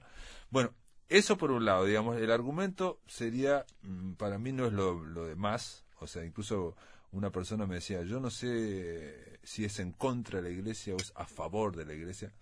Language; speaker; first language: Spanish; native; Spanish